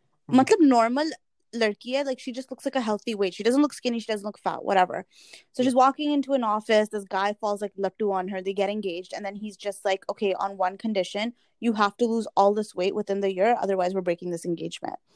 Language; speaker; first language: English; non-native, local second language; Hindi